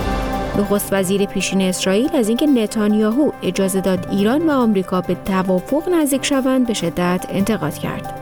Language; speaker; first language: Persian; native; Persian